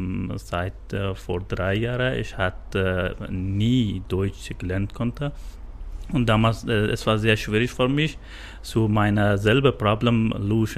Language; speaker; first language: German; non-native, learner; Persian